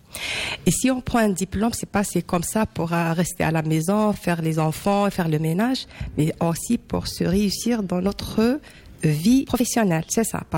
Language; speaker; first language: French; non-native, local second language; Arabic